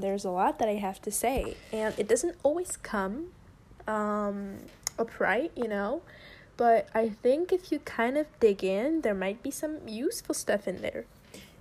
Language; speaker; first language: English; non-native, fluent; French